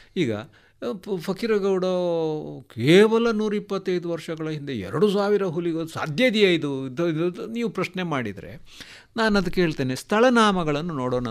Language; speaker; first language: Kannada; non-native, local second language; Tulu